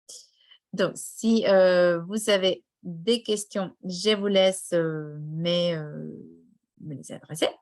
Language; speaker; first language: French; non-native, fluent; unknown